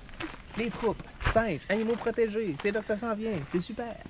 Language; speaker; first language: French; native; French